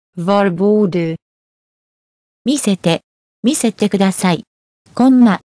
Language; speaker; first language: Japanese; native; Japanese